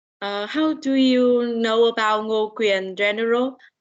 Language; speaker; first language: English; non-native, learner; Vietnamese